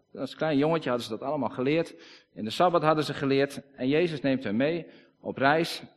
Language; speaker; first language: Dutch; native; Dutch